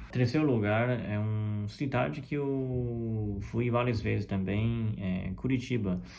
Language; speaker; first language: Portuguese; non-native, fluent; Chinese